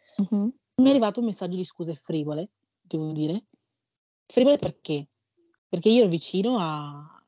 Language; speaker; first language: Italian; early bilingual, other home language; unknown